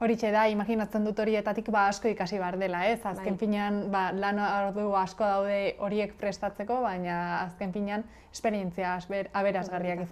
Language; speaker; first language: Basque; native; Basque